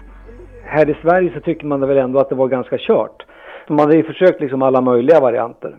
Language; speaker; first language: Swedish; native; Swedish